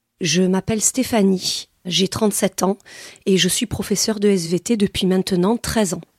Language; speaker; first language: French; native; French